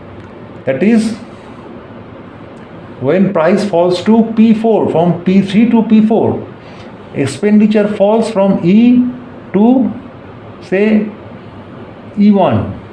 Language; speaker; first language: English; non-native, local second language; Bangla